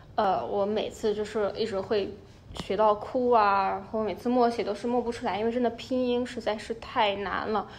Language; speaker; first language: Chinese; early bilingual, other home language; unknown